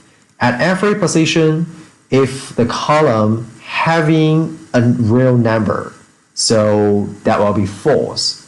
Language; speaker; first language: English; non-native, fluent; Chinese